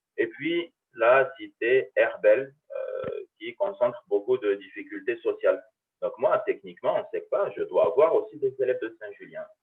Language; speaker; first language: French; early bilingual, other home language; Arabic